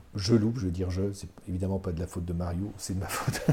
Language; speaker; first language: French; native; French